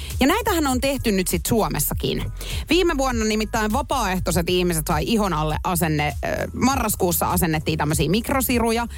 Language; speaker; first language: Finnish; native; Finnish